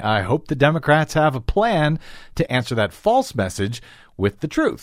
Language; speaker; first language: English; native; English